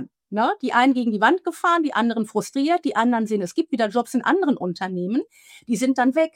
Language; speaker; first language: German; native; German